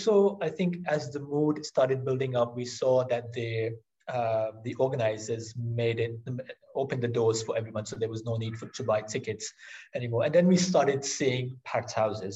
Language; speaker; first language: English; non-native, local second language; Urdu